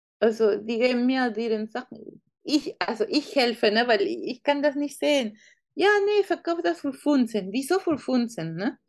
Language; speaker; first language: German; non-native, fluent; Spanish